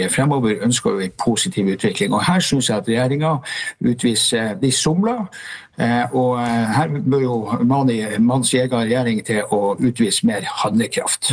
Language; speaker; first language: Norwegian; native; Norwegian